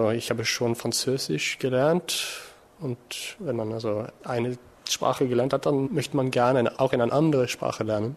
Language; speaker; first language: German; non-native, fluent; Norwegian